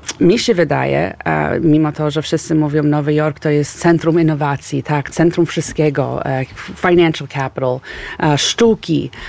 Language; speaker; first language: Polish; early bilingual, heritage; Polish